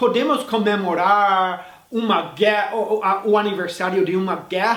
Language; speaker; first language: Portuguese; non-native, fluent; English